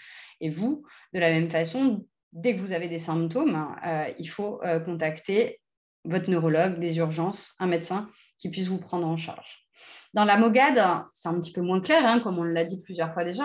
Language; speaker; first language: French; native; French